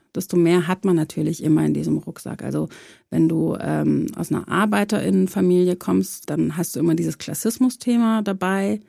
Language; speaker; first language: German; early bilingual, other home language; Croatian